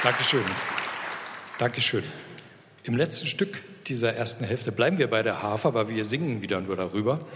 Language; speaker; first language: German; native; German